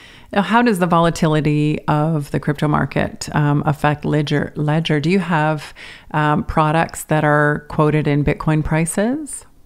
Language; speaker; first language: English; native; English